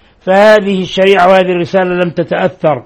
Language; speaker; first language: Arabic; native; Arabic